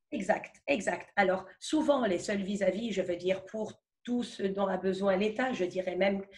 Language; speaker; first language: French; non-native, local second language; Arabic